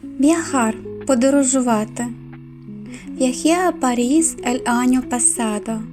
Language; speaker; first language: Spanish; non-native, fluent; Ukrainian